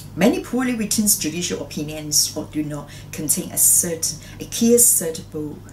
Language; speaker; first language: English; non-native, local second language; Cantonese